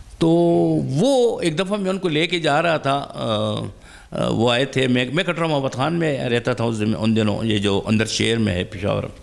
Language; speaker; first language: Urdu; non-native, local second language; Pashto